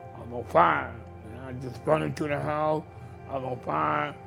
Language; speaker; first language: English; native; English